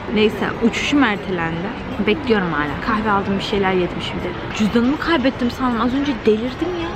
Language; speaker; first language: Turkish; native; Turkish